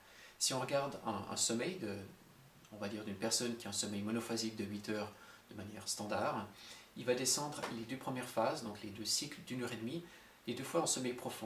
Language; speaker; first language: French; native; French